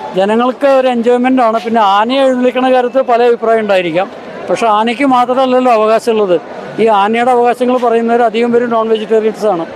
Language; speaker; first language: Malayalam; native; Malayalam